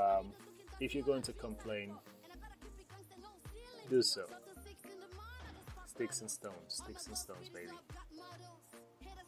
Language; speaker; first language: English; non-native, local second language; Krio